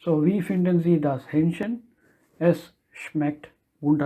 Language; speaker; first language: German; non-native, learner; Tamil